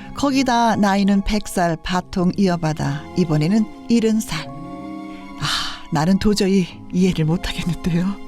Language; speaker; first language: Korean; native; Korean